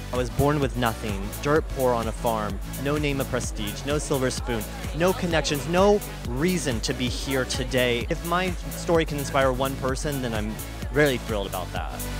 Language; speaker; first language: English; native; English